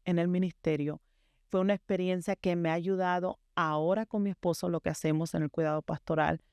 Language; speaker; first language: Spanish; early bilingual, heritage; Spanish